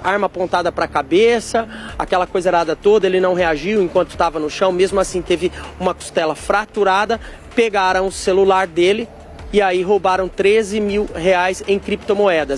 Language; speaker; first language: Portuguese; native; Portuguese